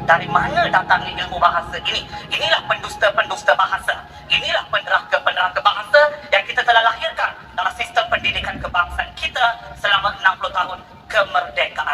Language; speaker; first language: Malay; native; Malay